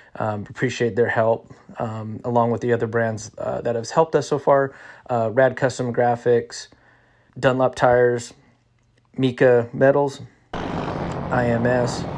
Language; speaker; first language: English; native; English